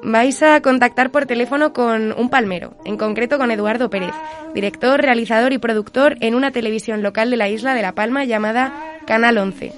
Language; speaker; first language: Spanish; native; Spanish